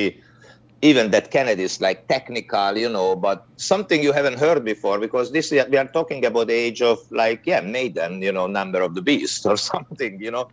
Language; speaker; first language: English; non-native, fluent; Hungarian